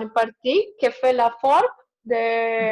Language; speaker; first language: French; non-native, learner; Spanish